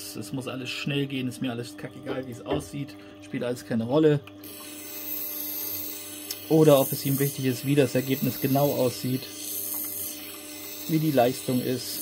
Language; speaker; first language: German; native; German